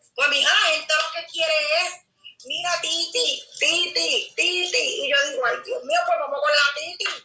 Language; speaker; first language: Spanish; native; Spanish